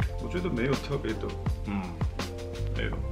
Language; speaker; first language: Chinese; non-native, learner; Korean